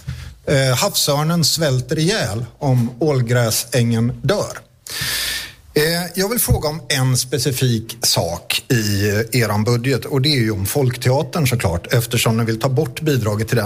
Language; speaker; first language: Swedish; native; Swedish